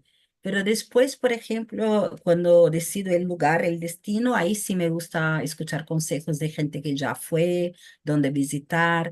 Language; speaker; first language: Spanish; non-native, fluent; Portuguese